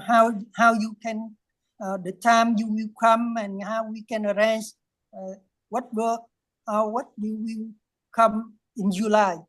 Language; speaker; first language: English; non-native, learner; Vietnamese